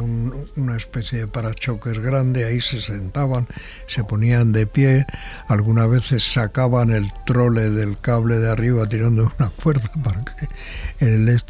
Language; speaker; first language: Spanish; native; Spanish